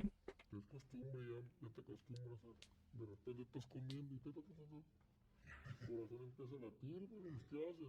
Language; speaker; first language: Spanish; native; Spanish